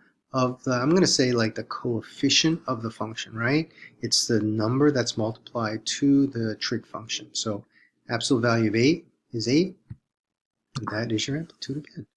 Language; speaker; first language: English; native; English